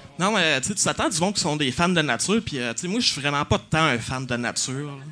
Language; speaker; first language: French; native; French